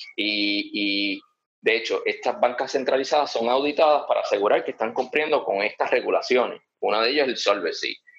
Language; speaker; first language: Spanish; early bilingual, heritage; Spanish